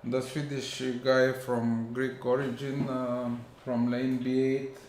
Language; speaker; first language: English; non-native, learner; Romanian